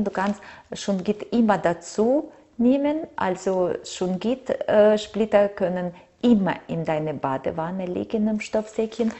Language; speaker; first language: German; non-native, fluent; Russian